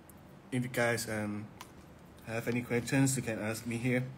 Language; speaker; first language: English; non-native, fluent; Thai